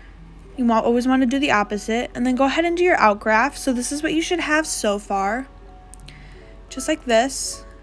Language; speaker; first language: English; native; English